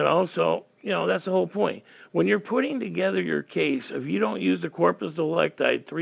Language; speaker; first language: English; native; English